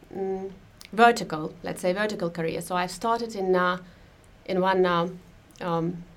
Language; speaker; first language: English; non-native, fluent; Russian